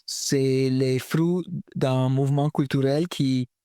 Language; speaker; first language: French; non-native, fluent; Italian